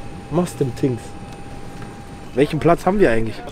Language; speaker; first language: German; native; German